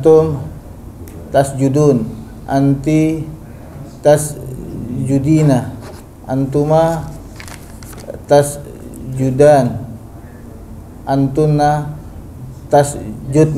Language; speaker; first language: Arabic; non-native, learner; Indonesian